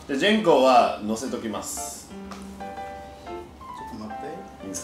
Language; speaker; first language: Japanese; native; Japanese